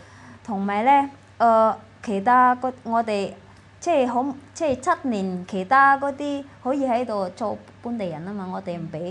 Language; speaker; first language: Cantonese; non-native, fluent; Indonesian